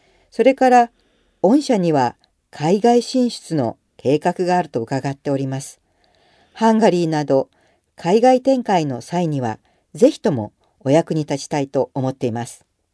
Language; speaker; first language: Japanese; non-native, fluent; Hungarian